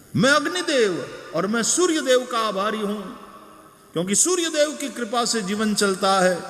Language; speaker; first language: Hindi; non-native, local second language; Gujarati